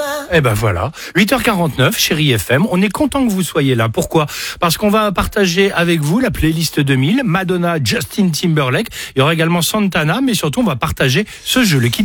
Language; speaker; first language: French; native; French